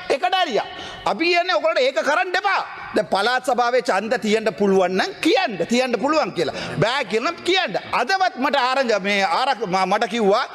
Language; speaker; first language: Sinhala; non-native, local second language; Tamil